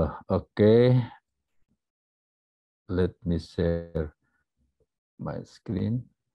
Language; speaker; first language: English; non-native, learner; Indonesian